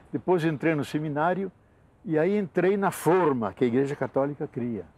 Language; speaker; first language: Portuguese; non-native, local second language; Italian